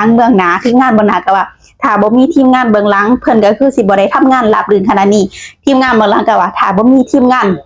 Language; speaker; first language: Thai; non-native, local second language; Lao